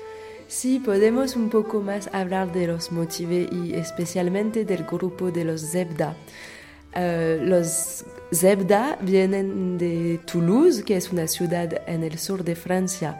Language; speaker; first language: Spanish; non-native, learner; French